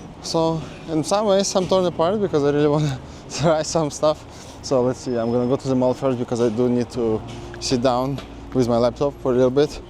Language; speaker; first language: English; non-native, fluent; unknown